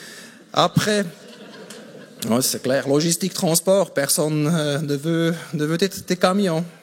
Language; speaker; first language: French; non-native, fluent; German